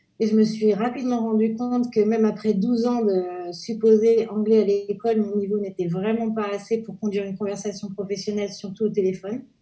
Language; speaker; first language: French; native; French